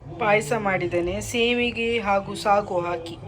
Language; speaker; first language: Kannada; non-native, local second language; Tulu